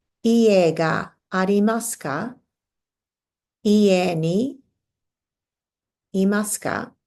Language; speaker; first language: Japanese; non-native, fluent; English